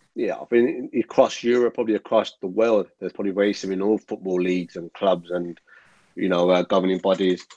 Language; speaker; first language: English; native; English